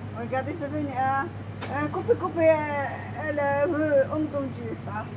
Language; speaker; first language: French; non-native, learner; Chinese